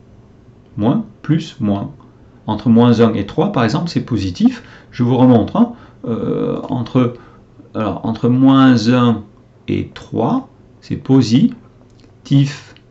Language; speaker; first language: French; native; French